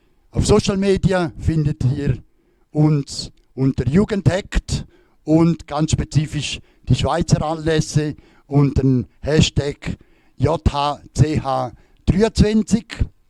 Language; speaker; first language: German; native; German